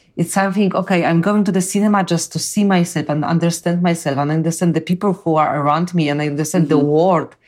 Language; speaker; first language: English; non-native, fluent; Polish